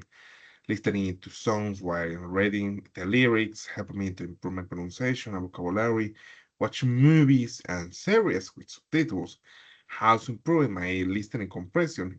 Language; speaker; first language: English; non-native, learner; Spanish